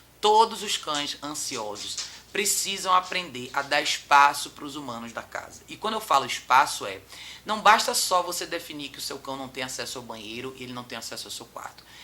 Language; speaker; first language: Portuguese; native; Portuguese